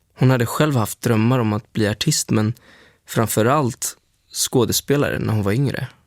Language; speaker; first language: Swedish; early bilingual, other home language; Spanish